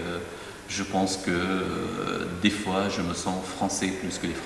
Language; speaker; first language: French; non-native, fluent; Arabic